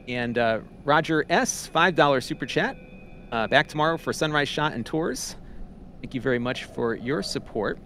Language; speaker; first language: English; native; English